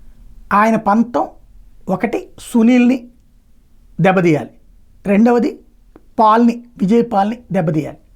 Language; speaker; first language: Telugu; native; Telugu